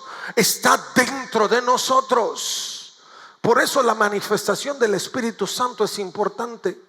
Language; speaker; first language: Spanish; native; Spanish